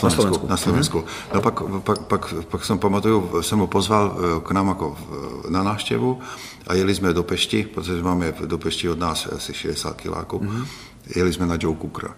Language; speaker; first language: Czech; non-native, fluent; Hungarian